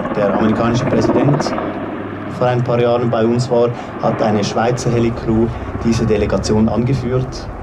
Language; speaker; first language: German; native; German